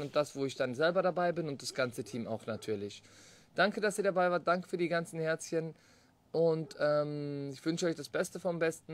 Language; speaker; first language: German; non-native, fluent; Turkish